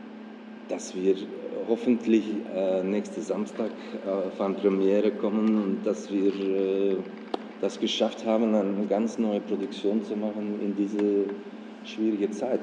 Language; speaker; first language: German; non-native, fluent; Dutch